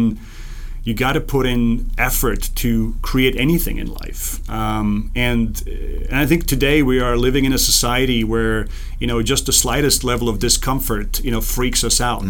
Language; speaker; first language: English; non-native, fluent; Serbian